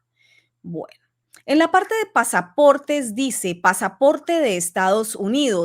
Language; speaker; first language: Spanish; native; Spanish